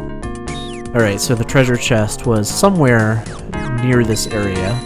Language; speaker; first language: English; native; English